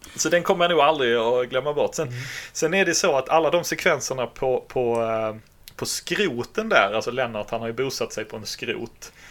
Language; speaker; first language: Swedish; native; Swedish